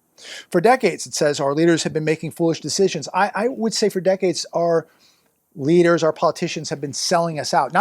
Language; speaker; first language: English; native; English